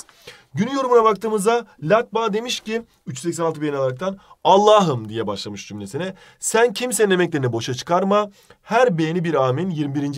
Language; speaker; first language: Turkish; native; Turkish